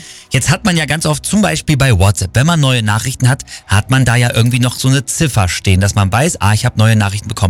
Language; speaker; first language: German; native; German